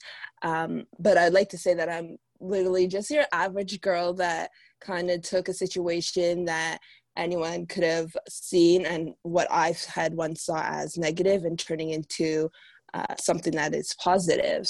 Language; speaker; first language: English; native; English